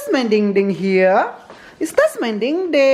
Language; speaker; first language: German; non-native, learner; Filipino